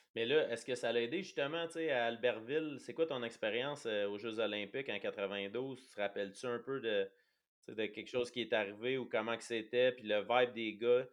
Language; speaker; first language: French; native; French